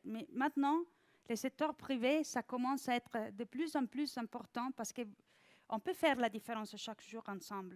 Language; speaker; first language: French; non-native, fluent; Italian